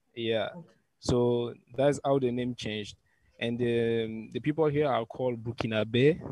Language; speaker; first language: English; non-native, learner; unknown